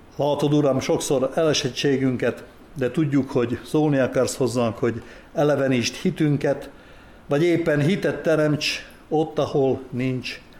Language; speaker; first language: Hungarian; native; Hungarian